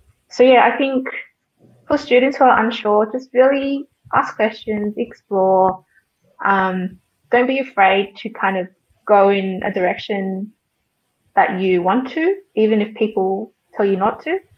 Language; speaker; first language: English; early bilingual, other home language; Vietnamese